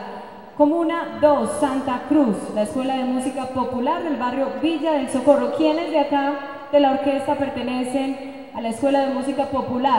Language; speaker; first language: Spanish; native; Spanish